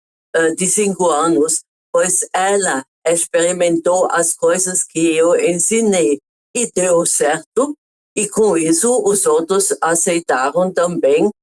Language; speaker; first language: Portuguese; non-native, fluent; German